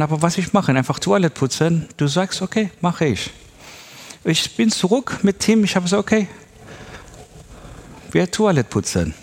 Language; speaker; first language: German; non-native, learner; Persian